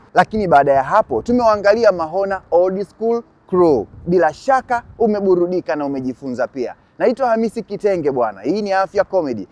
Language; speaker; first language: Swahili; native; Swahili